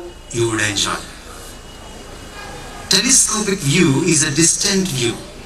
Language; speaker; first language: English; non-native, local second language; Telugu